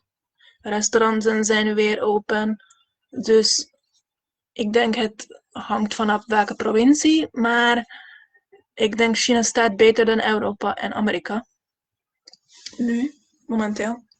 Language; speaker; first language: Dutch; non-native, fluent; Hungarian